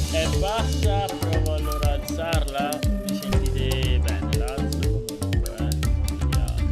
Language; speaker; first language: Italian; native; Italian